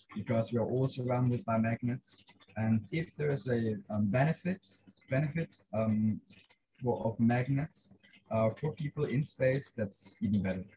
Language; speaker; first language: English; non-native, fluent; Swiss German